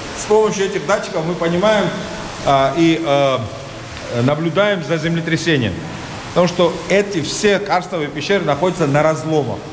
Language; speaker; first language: Russian; non-native, local second language; Georgian